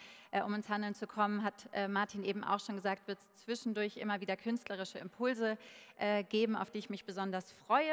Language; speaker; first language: German; native; German